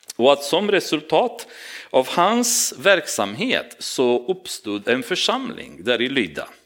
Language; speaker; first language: Swedish; non-native, fluent; Romanian